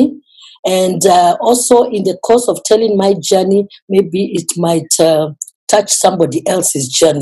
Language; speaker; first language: English; non-native, local second language; Kikuyu